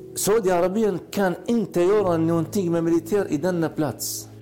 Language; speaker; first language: Swedish; non-native, learner; Arabic